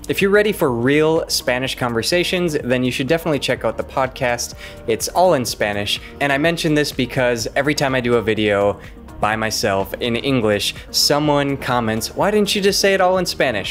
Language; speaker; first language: English; native; English